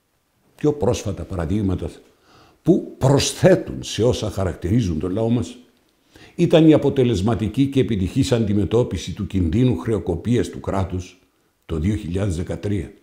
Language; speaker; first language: Greek; native; Greek